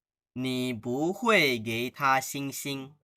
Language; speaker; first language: Chinese; non-native, fluent; Bangla